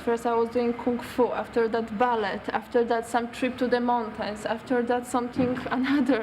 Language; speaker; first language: English; non-native, learner; Polish